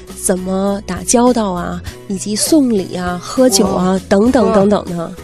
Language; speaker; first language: Chinese; native; Chinese